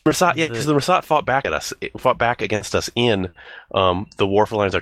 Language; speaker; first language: English; native; English